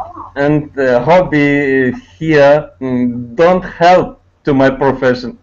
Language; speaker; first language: English; non-native, learner; Tatar